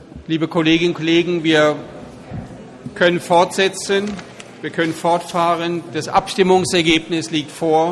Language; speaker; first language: German; native; German